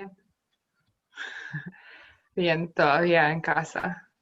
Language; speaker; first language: Spanish; non-native, fluent; Romanian